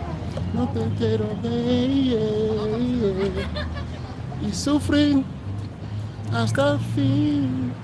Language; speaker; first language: Spanish; non-native, fluent; English